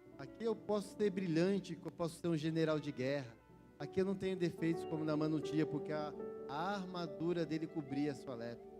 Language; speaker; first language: Portuguese; native; Portuguese